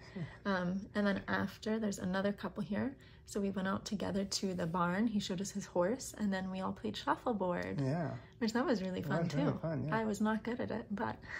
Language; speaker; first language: English; native; English